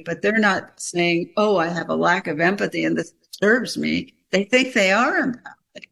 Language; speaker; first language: English; native; English